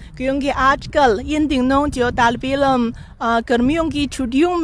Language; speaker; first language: Hindi; non-native, fluent; Chinese